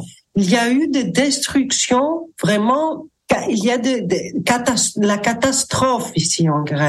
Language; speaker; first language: French; non-native, fluent; Greek